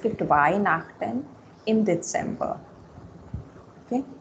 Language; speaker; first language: German; non-native, fluent; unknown